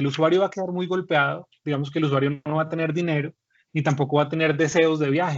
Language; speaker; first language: Spanish; native; Spanish